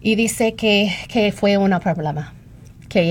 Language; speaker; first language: Spanish; non-native, learner; English